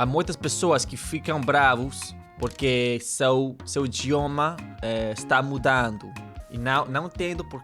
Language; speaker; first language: Portuguese; non-native, learner; English